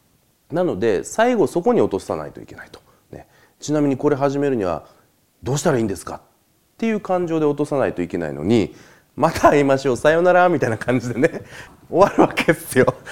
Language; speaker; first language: Japanese; native; Japanese